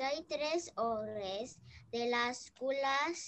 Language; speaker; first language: Spanish; non-native, learner; English